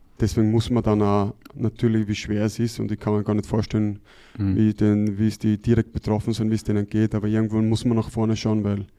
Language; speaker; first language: German; native; German